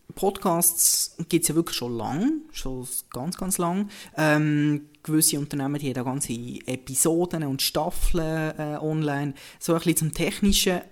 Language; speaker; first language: German; native; German